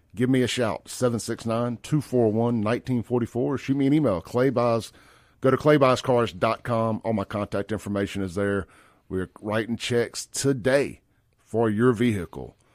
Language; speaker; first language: English; native; English